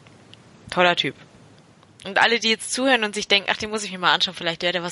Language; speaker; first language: German; native; German